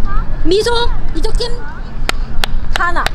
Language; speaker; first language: Korean; native; Korean